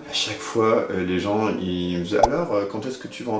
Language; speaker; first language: French; native; French